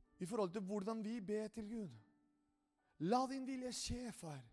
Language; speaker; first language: Norwegian; non-native, fluent; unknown